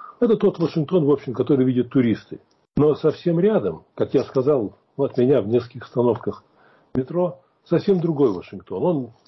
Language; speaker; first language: Russian; native; Russian